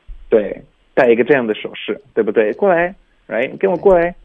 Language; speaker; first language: Chinese; native; Chinese